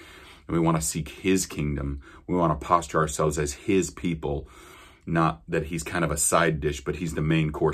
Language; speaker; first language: English; native; English